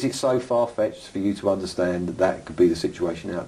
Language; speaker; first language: English; native; English